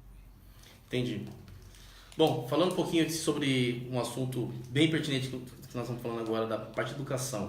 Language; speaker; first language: Portuguese; native; Portuguese